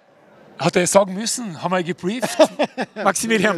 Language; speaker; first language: German; native; German